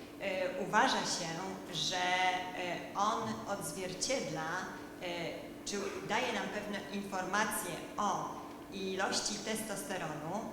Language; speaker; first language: Polish; native; Polish